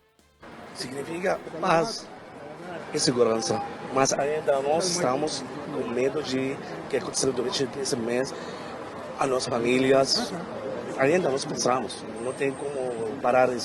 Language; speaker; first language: Portuguese; non-native, fluent; Arabic